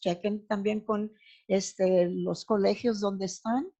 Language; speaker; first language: Spanish; native; Spanish